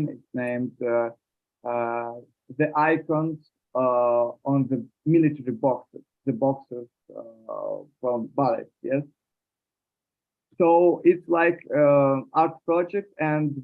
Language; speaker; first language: English; non-native, learner; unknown